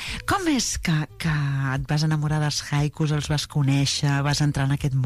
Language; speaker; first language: Catalan; native; Catalan